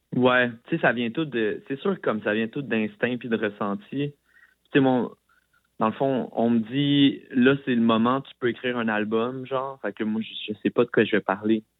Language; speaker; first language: French; native; French